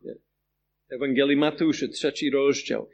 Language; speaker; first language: Polish; non-native, fluent; English